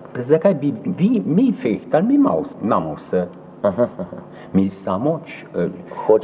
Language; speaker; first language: Slovenian; early bilingual, heritage; French